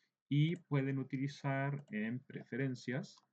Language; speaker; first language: Spanish; native; Spanish